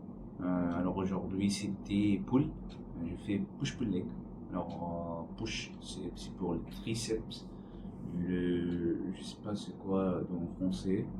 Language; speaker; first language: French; non-native, learner; Arabic